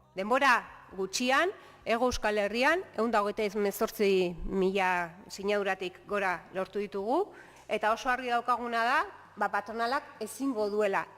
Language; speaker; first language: Basque; native; Basque